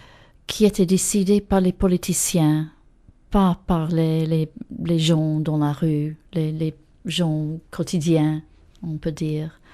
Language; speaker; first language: French; non-native, fluent; English